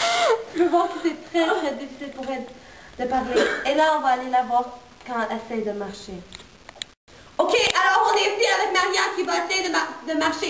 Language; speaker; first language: French; non-native, local second language; English